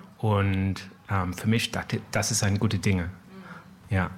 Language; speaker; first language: German; non-native, learner; English